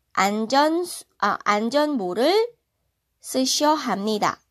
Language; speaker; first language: Korean; non-native, fluent; Filipino